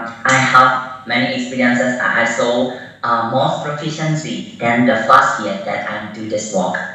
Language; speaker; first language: English; non-native, learner; Burmese